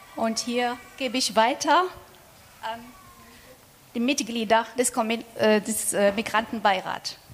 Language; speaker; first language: German; non-native, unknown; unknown